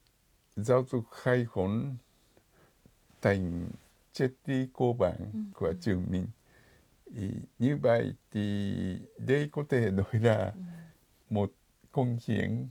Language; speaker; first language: Vietnamese; non-native, fluent; Japanese